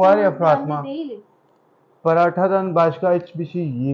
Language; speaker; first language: Turkish; non-native, learner; Urdu